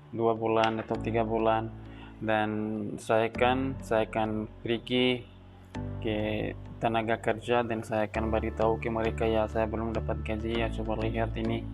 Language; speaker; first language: Indonesian; non-native, learner; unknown